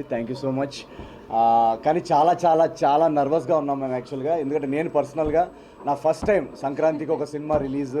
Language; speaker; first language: Telugu; native; Telugu